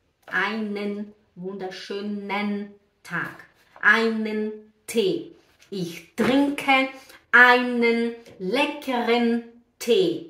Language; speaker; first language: German; non-native, fluent; Portuguese